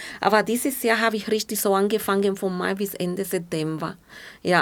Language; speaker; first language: German; non-native, fluent; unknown